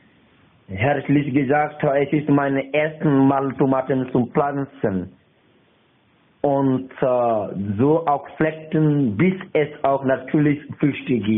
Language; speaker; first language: German; non-native, learner; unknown